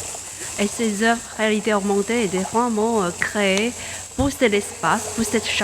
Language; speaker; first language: French; non-native, fluent; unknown